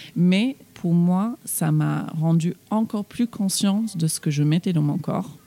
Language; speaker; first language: French; non-native, fluent; English